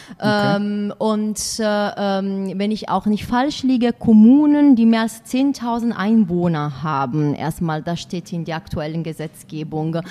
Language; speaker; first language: German; non-native, fluent; Italian